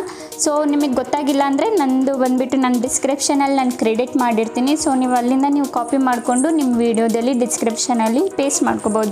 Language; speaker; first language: Kannada; native; Kannada